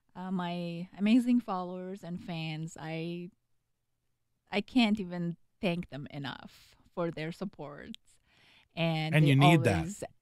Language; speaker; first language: English; non-native, fluent; Persian